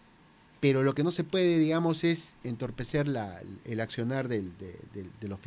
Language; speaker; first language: Spanish; native; Spanish